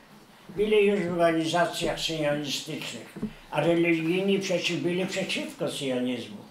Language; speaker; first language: Polish; non-native, local second language; Yiddish